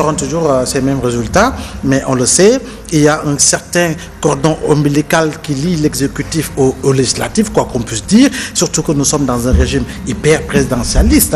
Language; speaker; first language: French; non-native, local second language; Wolof